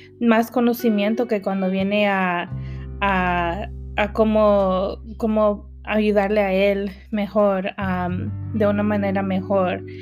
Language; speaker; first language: Spanish; early bilingual, heritage; Spanish